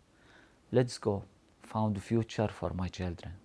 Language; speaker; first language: English; non-native, learner; Arabic